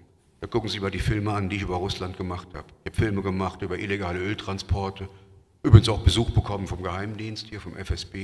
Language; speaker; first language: German; native; German